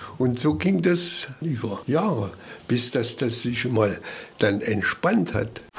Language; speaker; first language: German; native; German